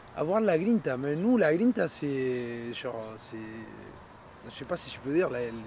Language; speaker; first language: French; non-native, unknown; Spanish